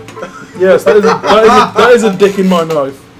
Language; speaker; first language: English; native; English